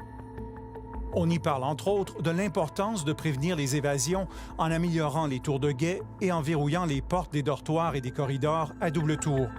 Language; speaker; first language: French; native; French